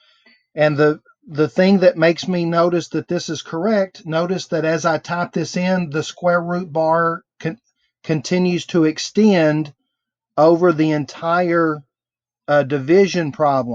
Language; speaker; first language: English; native; English